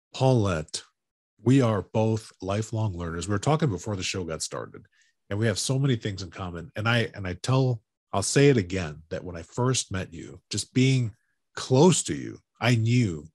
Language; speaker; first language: English; native; English